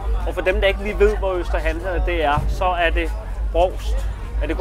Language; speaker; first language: Danish; native; Danish